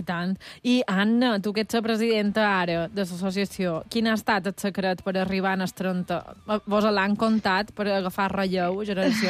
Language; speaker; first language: Catalan; native; Catalan